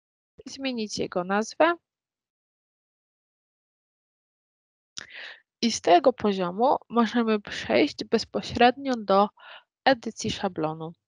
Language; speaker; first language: Polish; native; Polish